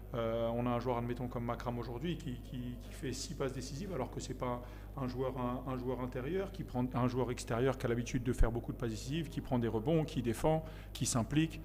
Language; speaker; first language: French; native; French